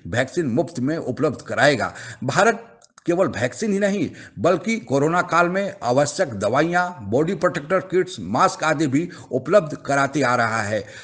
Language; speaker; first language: Hindi; native; Hindi